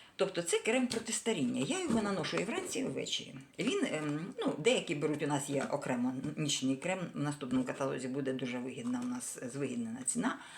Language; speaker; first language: Ukrainian; non-native, local second language; Russian